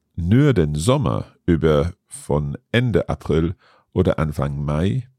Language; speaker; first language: German; non-native, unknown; English